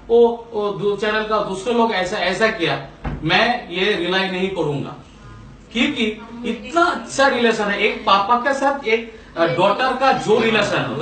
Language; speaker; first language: Hindi; non-native, local second language; Bangla